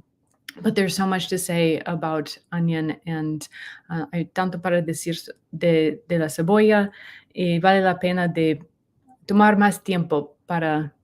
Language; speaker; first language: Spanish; non-native, learner; English